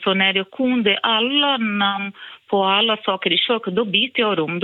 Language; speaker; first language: Swedish; non-native, fluent; Portuguese